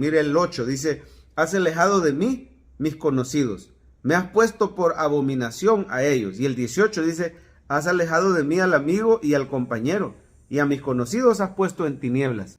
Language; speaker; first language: Spanish; native; Spanish